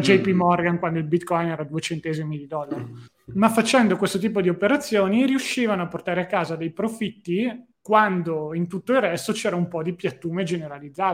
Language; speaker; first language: Italian; native; Italian